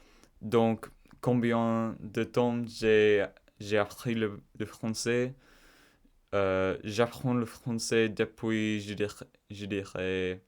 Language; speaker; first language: French; non-native, learner; English